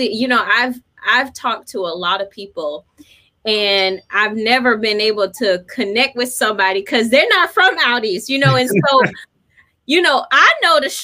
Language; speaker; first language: English; native; English